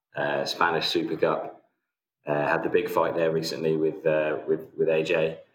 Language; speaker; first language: English; native; English